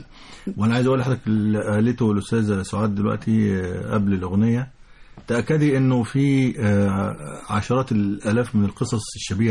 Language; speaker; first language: Arabic; native; Arabic